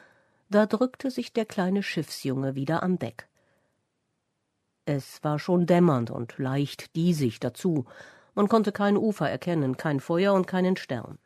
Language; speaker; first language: German; native; German